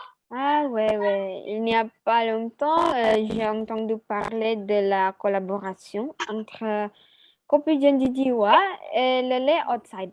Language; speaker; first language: French; non-native, learner; Indonesian